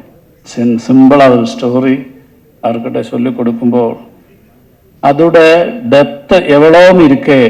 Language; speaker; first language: Tamil; non-native, learner; Malayalam